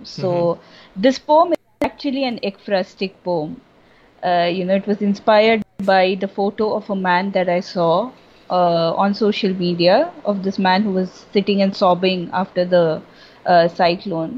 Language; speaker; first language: English; non-native, local second language; Bangla